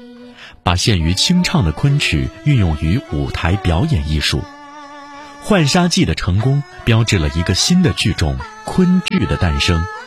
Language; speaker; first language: Chinese; native; Chinese